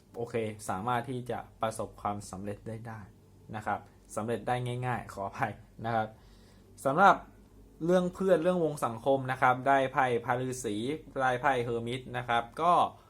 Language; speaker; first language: Thai; native; Thai